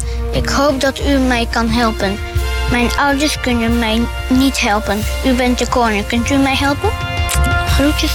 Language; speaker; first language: Dutch; early bilingual, other home language; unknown